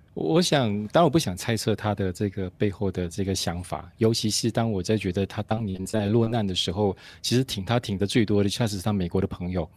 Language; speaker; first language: Chinese; native; Chinese